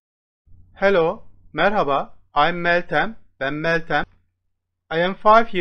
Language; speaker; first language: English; non-native, fluent; Turkish